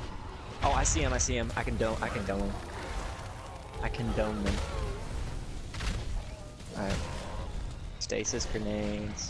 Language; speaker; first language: English; native; English